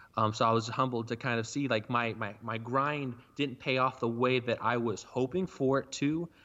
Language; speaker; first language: English; native; English